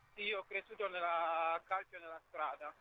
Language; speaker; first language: Italian; non-native, fluent; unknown